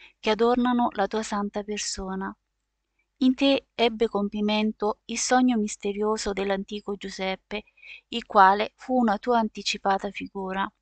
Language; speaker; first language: Italian; native; Italian